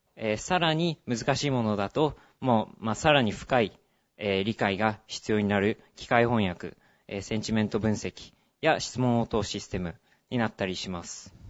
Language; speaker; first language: Japanese; early bilingual, heritage; Japanese